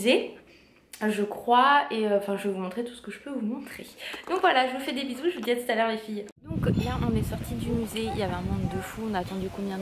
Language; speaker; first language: French; native; French